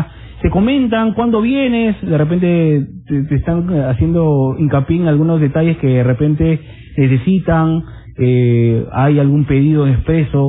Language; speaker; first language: Spanish; native; Spanish